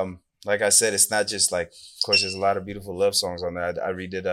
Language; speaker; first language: English; non-native, fluent; Persian